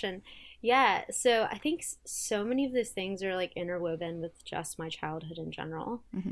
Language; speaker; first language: English; early bilingual, other home language; Spanish